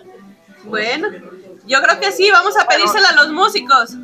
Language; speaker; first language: Spanish; native; Spanish